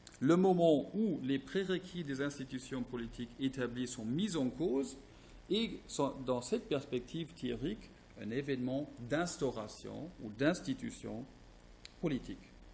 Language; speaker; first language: French; non-native, fluent; German